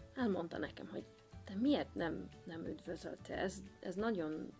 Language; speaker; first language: Hungarian; non-native, fluent; Swedish